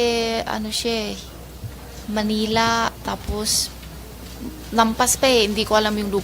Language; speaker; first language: Filipino; non-native, learner; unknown